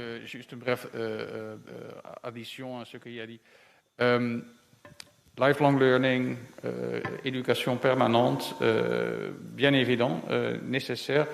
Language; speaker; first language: French; non-native, fluent; Dutch